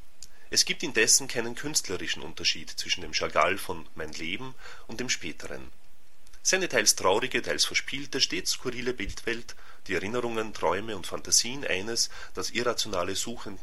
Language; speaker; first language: German; native; German